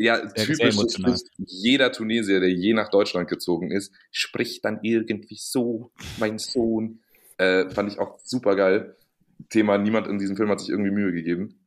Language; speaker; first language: German; native; German